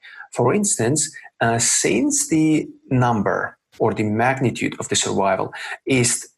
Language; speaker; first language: English; non-native, fluent; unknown